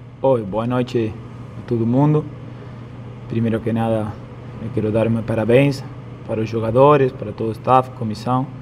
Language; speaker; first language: Portuguese; non-native, fluent; Spanish